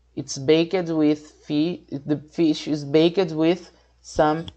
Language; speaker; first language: English; non-native, fluent; Portuguese